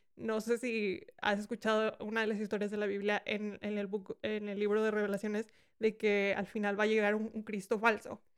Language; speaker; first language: Spanish; early bilingual, heritage; Spanish